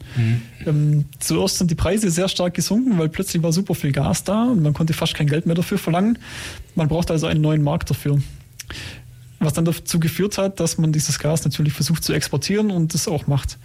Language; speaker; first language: German; native; German